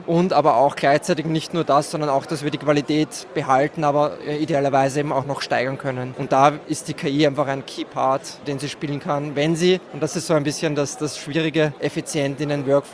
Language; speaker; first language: German; native; German